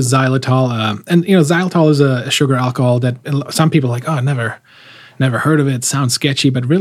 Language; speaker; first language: English; non-native, fluent; German